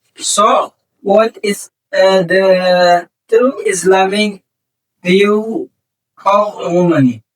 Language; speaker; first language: English; non-native, learner; Indonesian